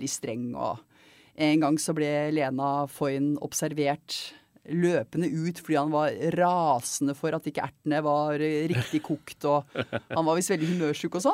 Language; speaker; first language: Norwegian; native; Norwegian